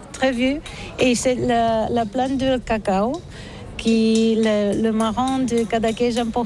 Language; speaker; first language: French; non-native, learner; Catalan